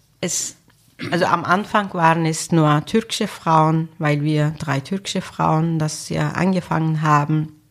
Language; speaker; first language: German; non-native, fluent; Turkish